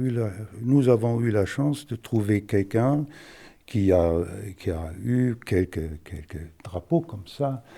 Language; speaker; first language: French; non-native, fluent; German